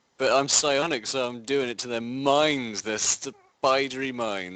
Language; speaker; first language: English; native; English